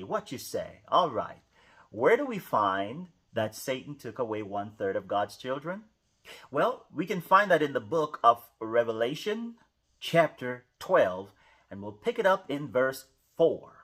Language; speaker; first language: English; native; English